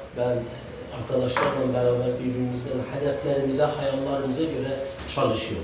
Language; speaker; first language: Turkish; non-native, fluent; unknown